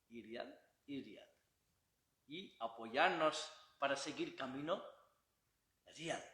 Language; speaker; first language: Spanish; non-native, learner; Bangla